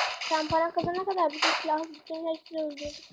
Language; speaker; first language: Turkish; early bilingual, heritage; Turkish